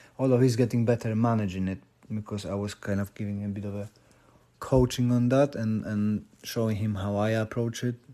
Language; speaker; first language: English; non-native, fluent; Polish